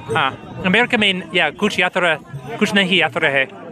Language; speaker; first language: Hindi; non-native, learner; English